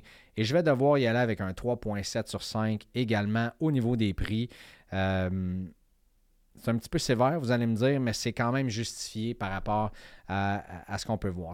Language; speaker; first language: French; native; French